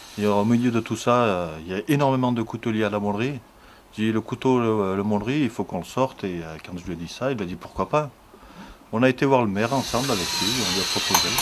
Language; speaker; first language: French; early bilingual, other home language; Turkish